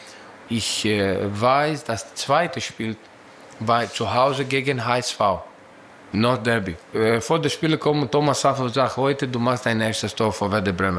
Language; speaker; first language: German; non-native, learner; Greek